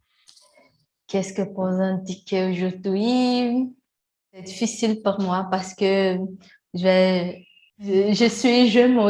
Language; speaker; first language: French; non-native, learner; Portuguese